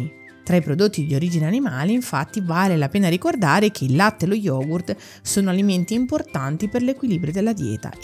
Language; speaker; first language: Italian; native; Italian